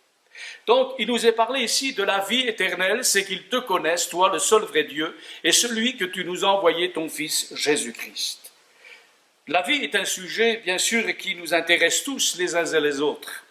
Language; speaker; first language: French; native; French